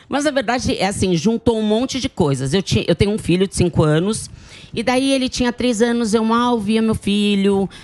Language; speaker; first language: Portuguese; early bilingual, other home language; Italian